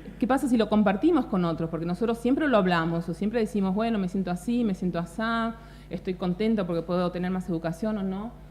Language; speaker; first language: Spanish; native; Spanish